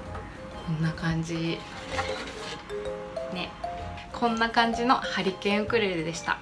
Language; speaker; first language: Japanese; native; Japanese